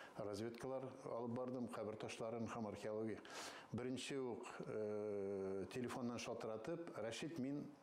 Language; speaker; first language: Tatar; non-native, local second language; Russian